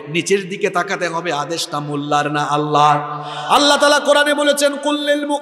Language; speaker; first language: Bangla; native; Bangla